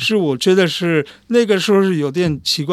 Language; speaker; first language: Chinese; non-native, fluent; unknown